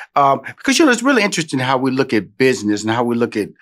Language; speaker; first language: English; native; English